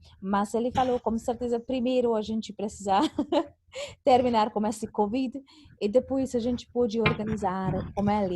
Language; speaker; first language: Portuguese; non-native, fluent; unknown